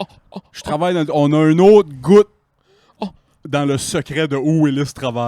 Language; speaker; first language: French; native; French